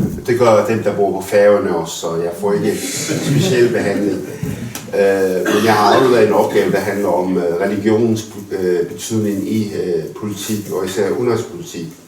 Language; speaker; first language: Danish; early bilingual, other home language; Arabic